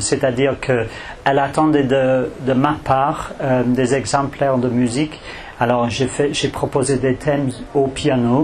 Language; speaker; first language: French; non-native, fluent; English